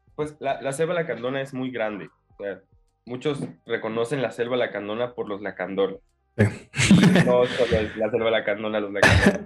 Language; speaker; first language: Spanish; native; Spanish